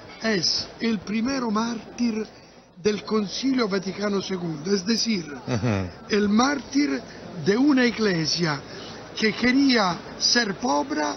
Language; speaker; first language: Spanish; non-native, fluent; Italian